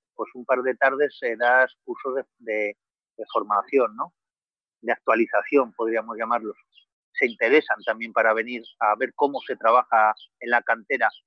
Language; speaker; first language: Spanish; native; Spanish